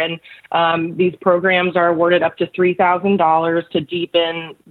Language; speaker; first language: English; native; English